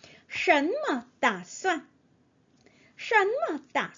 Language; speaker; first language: Chinese; non-native, fluent; Korean